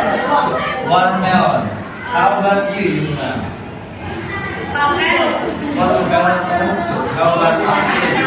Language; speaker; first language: English; non-native, local second language; Javanese